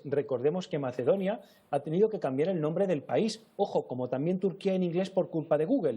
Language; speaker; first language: Spanish; native; Spanish